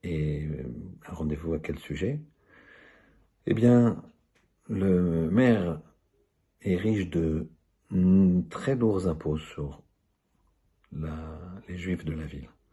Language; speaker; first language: French; native; French